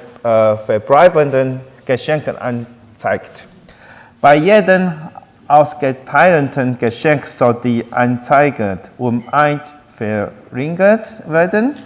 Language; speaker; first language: German; non-native, learner; Chinese